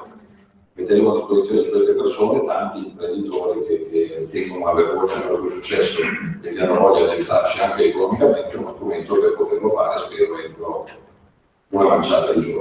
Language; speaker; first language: Italian; native; Italian